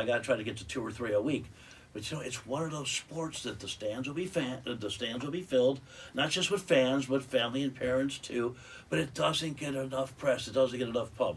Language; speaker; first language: English; native; English